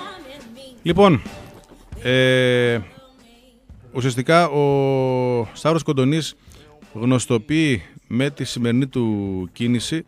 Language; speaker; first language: Greek; native; Greek